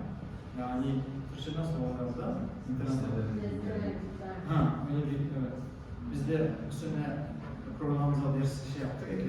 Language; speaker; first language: Turkish; non-native, learner; Kazakh